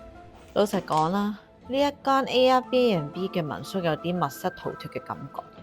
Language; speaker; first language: Cantonese; native; Cantonese